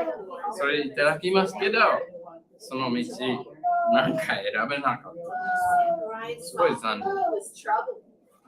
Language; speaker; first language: Japanese; non-native, learner; English